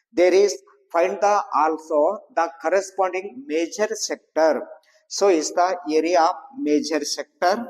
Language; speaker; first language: English; non-native, local second language; Kannada